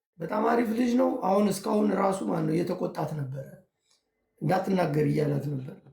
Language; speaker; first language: Amharic; native; Amharic